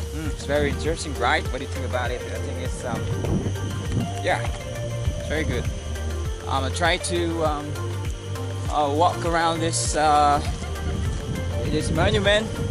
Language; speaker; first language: English; non-native, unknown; Indonesian